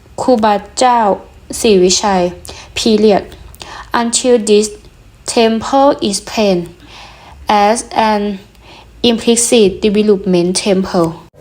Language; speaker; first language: English; non-native, learner; Thai